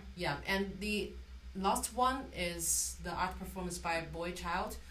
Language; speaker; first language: English; non-native, fluent; Chinese